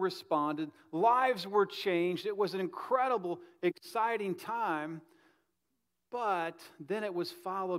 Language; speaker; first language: English; native; English